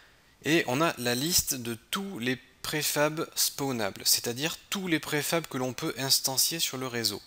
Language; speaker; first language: French; native; French